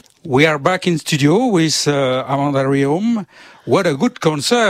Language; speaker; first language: English; non-native, learner; French